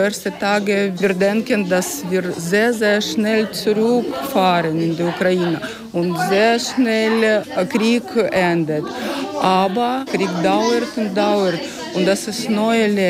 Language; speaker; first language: German; non-native, learner; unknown